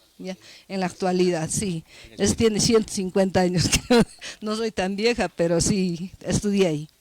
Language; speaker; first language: Spanish; native; Spanish